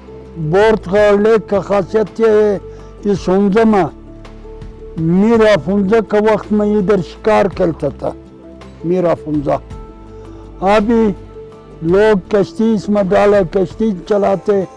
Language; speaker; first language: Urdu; non-native, local second language; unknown